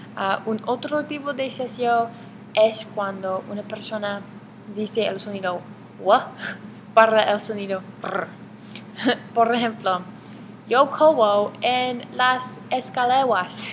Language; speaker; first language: Spanish; non-native, learner; English